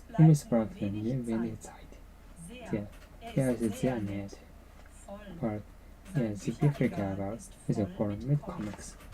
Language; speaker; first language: German; non-native, learner; Japanese